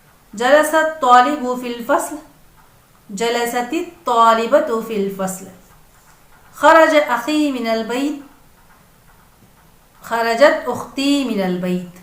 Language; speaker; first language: Arabic; non-native, fluent; Urdu